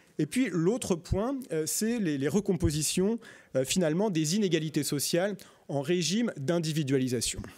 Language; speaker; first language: French; native; French